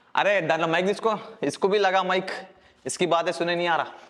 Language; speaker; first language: Hindi; non-native, local second language; Telugu